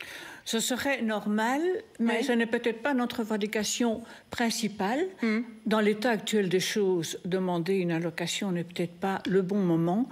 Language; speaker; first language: French; native; French